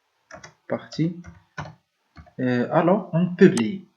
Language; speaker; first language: French; non-native, learner; Arabic